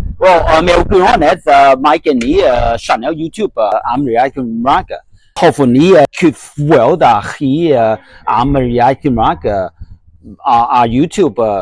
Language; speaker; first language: Welsh; non-native, learner; Cantonese